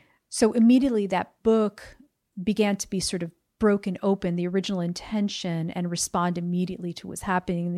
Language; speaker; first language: English; early bilingual, other home language; Spanish